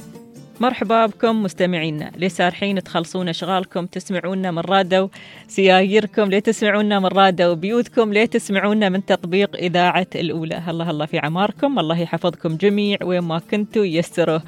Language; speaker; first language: Arabic; native; Arabic